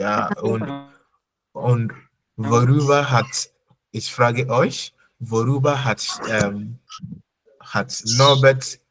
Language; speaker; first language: German; non-native, fluent; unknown